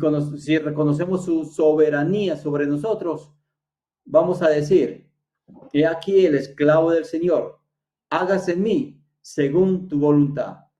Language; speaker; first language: Spanish; native; Spanish